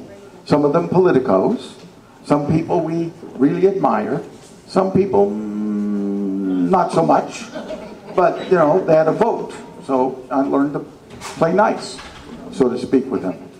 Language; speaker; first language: English; native; English